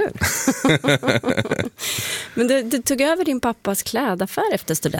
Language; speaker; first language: Swedish; native; Swedish